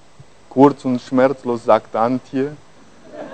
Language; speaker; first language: German; non-native, fluent; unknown